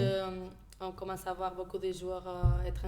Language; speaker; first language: French; non-native, fluent; Portuguese